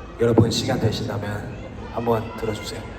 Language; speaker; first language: Korean; early bilingual, heritage; English